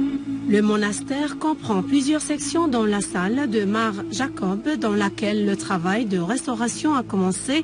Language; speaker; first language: French; non-native, fluent; Arabic